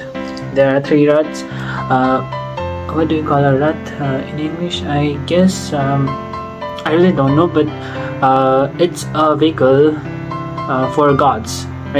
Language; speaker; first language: English; non-native, local second language; Nepali